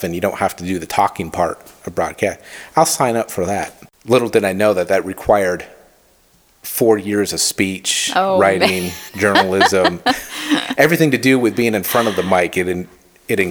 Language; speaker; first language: English; native; English